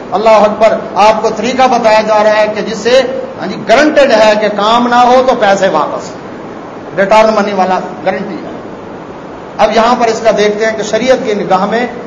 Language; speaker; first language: Urdu; non-native, local second language; Saraiki